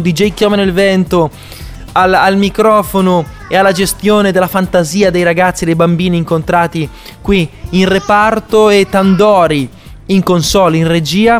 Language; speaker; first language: Italian; native; Italian